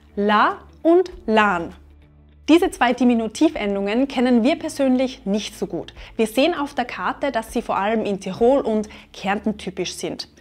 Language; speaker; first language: German; native; German